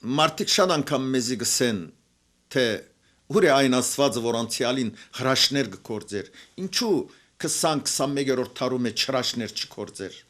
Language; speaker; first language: Armenian; native; Armenian